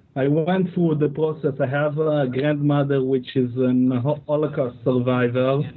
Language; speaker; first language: English; non-native, fluent; Hebrew